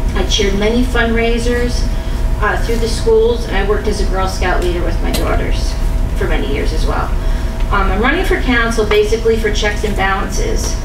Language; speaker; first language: English; native; English